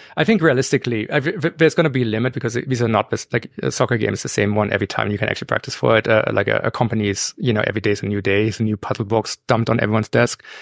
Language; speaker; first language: English; non-native, fluent; German